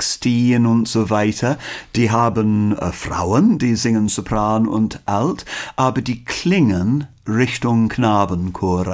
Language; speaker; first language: German; non-native, fluent; English